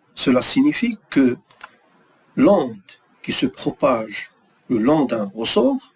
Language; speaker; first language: French; non-native, local second language; Arabic